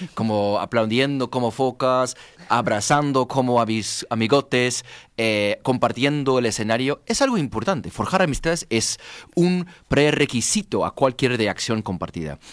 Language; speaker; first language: Spanish; non-native, fluent; English